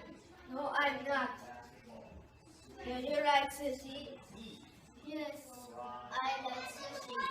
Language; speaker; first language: English; non-native, learner; Japanese